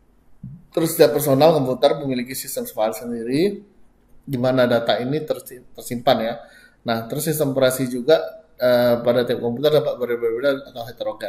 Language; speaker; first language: Indonesian; native; Indonesian